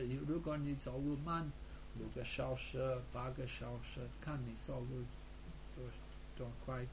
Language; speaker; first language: Chinese; non-native, fluent; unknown